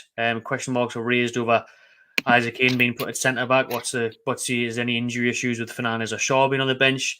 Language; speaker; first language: English; native; English